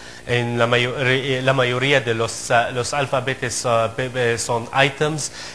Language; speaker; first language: Spanish; non-native, fluent; Arabic